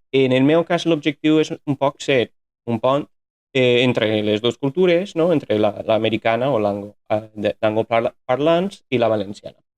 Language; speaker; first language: Catalan; non-native, fluent; English